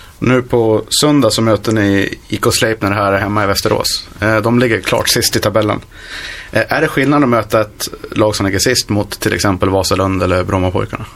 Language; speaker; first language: Swedish; native; Swedish